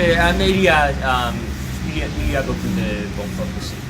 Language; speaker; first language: French; non-native, learner; English